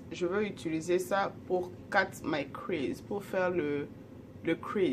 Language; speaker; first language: French; non-native, local second language; Lingala